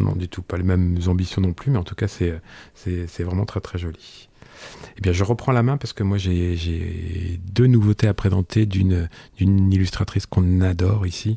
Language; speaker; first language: French; native; French